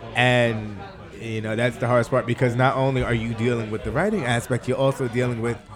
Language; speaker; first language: English; native; English